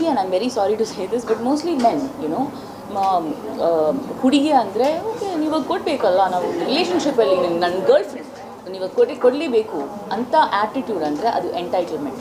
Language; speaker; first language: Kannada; non-native, fluent; Malayalam